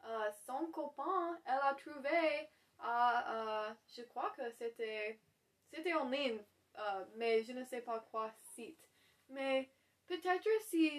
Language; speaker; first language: French; non-native, learner; English